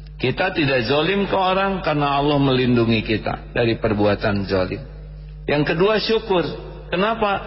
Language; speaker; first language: Indonesian; native; Indonesian